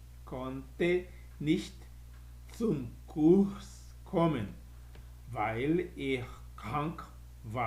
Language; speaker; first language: German; non-native, fluent; Portuguese